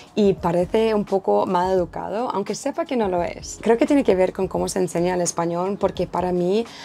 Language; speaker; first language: Spanish; non-native, fluent; English